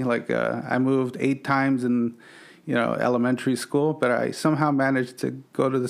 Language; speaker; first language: English; native; English